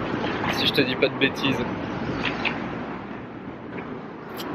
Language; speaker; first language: French; native; French